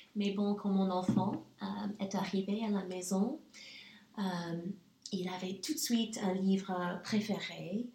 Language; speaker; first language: French; non-native, fluent; English